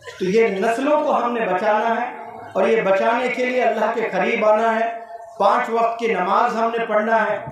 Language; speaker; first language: Urdu; native; Urdu